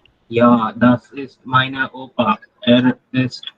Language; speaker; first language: German; non-native, learner; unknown